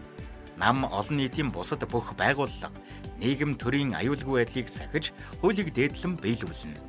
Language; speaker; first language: Mongolian; native; Mongolian